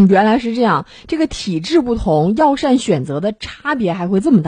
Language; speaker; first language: Chinese; native; Chinese